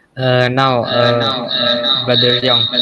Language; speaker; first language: English; non-native, learner; Indonesian